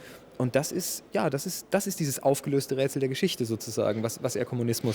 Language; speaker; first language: German; native; German